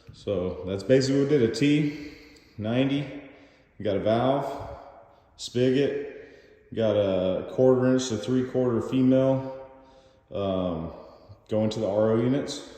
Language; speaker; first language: English; native; English